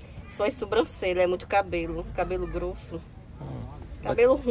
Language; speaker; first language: Portuguese; native; Portuguese